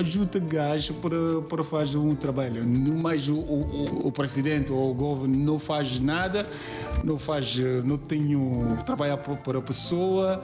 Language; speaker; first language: Portuguese; non-native, learner; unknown